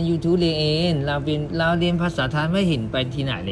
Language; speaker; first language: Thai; non-native, learner; Chinese